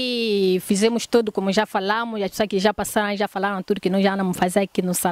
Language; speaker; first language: Portuguese; non-native, local second language; Lingala